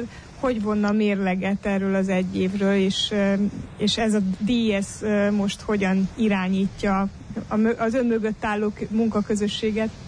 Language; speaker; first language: Hungarian; native; Hungarian